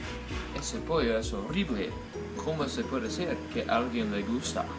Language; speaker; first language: Spanish; non-native, learner; English